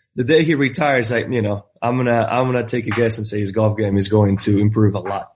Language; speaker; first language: English; non-native, fluent; Spanish